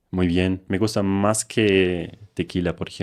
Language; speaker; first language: Spanish; non-native, fluent; German